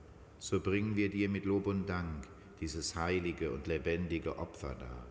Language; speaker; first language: German; native; German